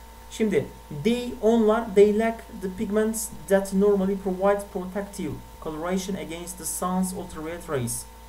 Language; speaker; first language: English; non-native, fluent; Turkish